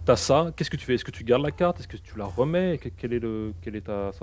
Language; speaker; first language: French; native; French